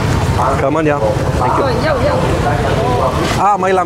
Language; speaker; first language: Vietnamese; non-native, learner; Bulgarian